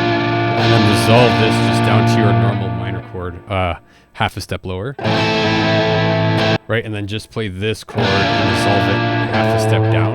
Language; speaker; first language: English; native; English